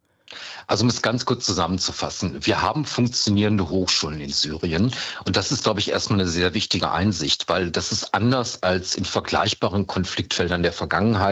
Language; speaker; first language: German; native; German